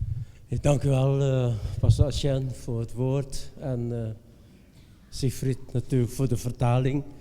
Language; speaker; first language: Dutch; non-native, fluent; Indonesian